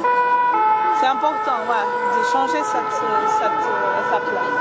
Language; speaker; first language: French; non-native, fluent; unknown